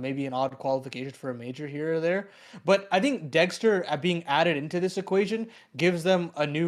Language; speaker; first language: English; native; English